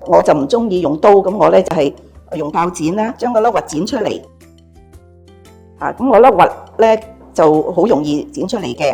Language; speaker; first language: Cantonese; native; Cantonese